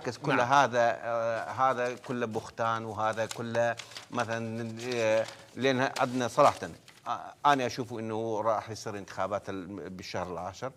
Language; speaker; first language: Arabic; non-native, local second language; Kurdish